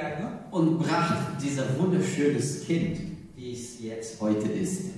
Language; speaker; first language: German; non-native, learner; Portuguese